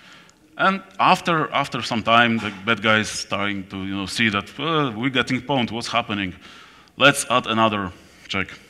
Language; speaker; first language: English; non-native, fluent; Polish